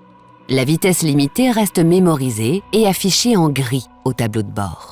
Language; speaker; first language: French; native; French